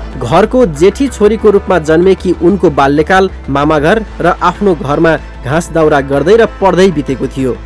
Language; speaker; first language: Nepali; native; Nepali